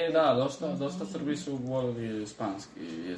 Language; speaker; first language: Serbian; early bilingual, heritage; Spanish